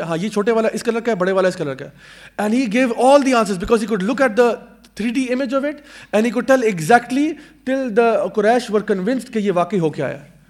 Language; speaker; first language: English; non-native, local second language; Urdu